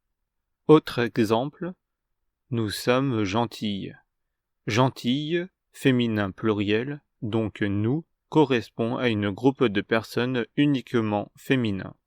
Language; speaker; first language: French; non-native, fluent; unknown